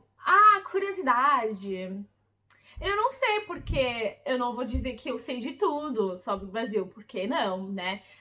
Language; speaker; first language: Portuguese; early bilingual, heritage; English